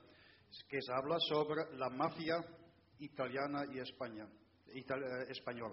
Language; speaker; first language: Spanish; non-native, fluent; Dutch